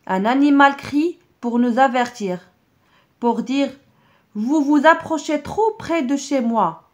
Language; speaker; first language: French; non-native, local second language; Arabic